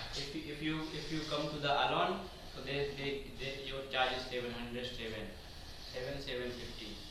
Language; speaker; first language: English; non-native, learner; Hindi